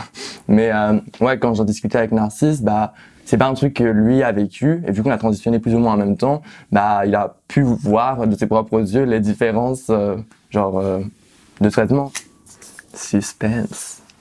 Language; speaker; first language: French; native; French